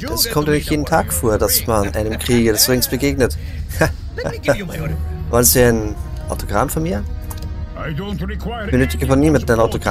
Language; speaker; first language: German; native; German